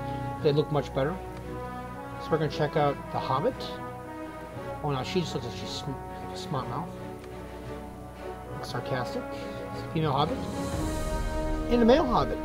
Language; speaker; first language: English; native; English